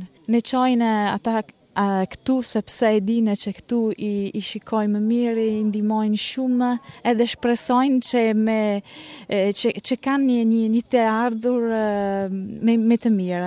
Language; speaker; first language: Albanian; non-native, learner; Italian